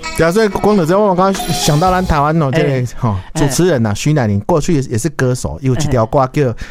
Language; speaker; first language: Chinese; native; Chinese